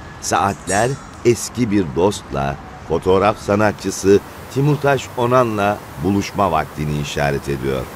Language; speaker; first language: Turkish; native; Turkish